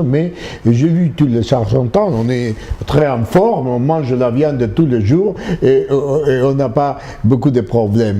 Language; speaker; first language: French; non-native, fluent; Spanish